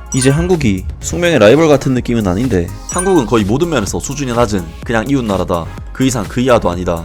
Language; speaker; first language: Korean; native; Korean